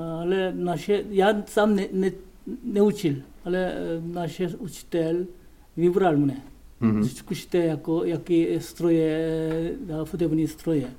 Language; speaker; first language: Czech; non-native, learner; Korean